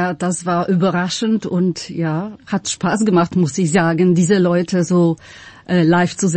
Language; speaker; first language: German; non-native, fluent; Polish